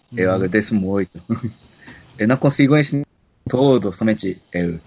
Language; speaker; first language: Portuguese; non-native, learner; Japanese